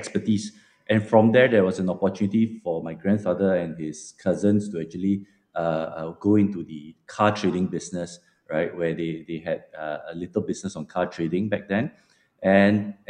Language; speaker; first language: English; non-native, local second language; Min Nan Chinese